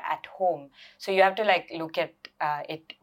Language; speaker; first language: English; non-native, local second language; Malayalam